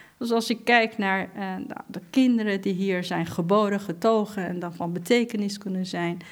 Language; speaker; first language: Dutch; non-native, fluent; Persian